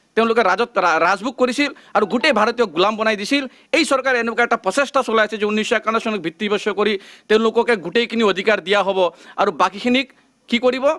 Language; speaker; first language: Assamese; non-native, local second language; Bangla